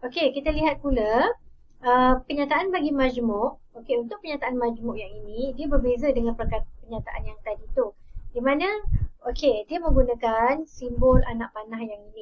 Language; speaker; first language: Malay; native; Malay